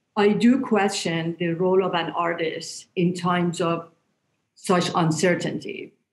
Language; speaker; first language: English; non-native, fluent; Persian